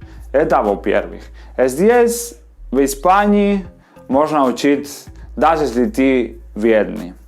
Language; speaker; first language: Russian; non-native, fluent; Spanish